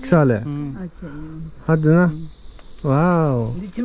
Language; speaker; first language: Hindi; non-native, local second language; Tibetan